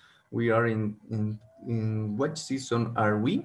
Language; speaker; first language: English; non-native, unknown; Spanish